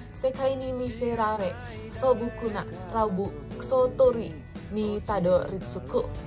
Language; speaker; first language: Japanese; non-native, learner; Indonesian